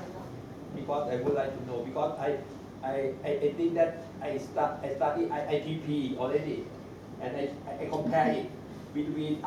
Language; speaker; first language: English; non-native, learner; Thai